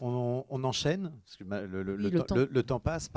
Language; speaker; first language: French; native; French